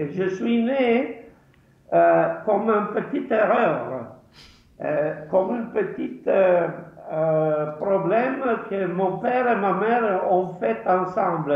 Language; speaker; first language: French; non-native, fluent; Italian